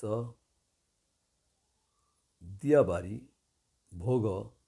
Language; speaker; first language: Korean; non-native, learner; Bangla